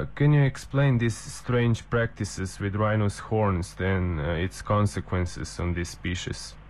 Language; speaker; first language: English; non-native, fluent; Slovenian